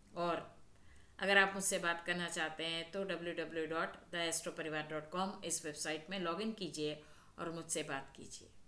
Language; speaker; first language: Hindi; non-native, local second language; Telugu